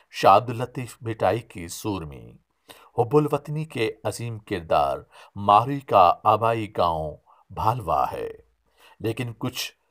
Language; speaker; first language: Urdu; non-native, local second language; Sindhi